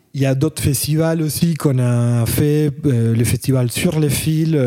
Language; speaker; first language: French; non-native, fluent; Spanish